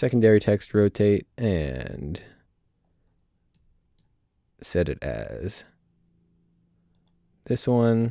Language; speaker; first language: English; native; English